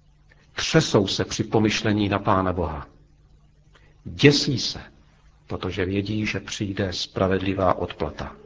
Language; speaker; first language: Czech; native; Czech